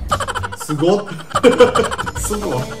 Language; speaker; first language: English; non-native, local second language; Filipino